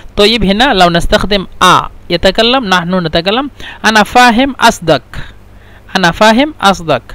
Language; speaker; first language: Egyptian Arabic; non-native, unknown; Bangla